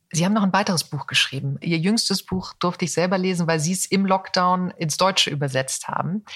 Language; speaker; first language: German; native; German